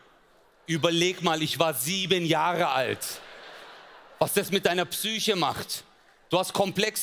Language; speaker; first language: German; early bilingual, other home language; Turkish